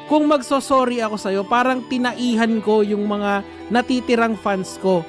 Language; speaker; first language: Filipino; native; Filipino